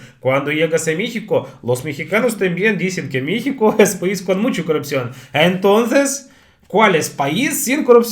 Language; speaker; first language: Spanish; non-native, fluent; Russian